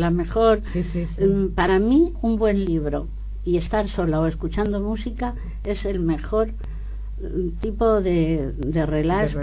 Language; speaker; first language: Spanish; native; Spanish